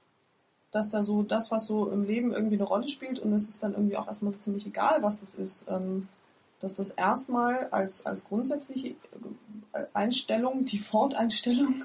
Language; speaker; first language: German; native; German